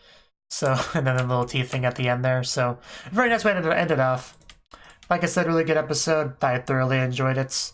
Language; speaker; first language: English; native; English